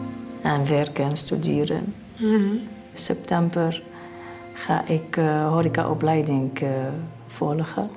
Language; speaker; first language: Dutch; non-native, learner; Arabic